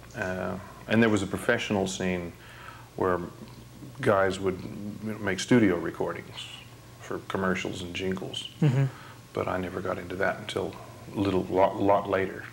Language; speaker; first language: English; native; English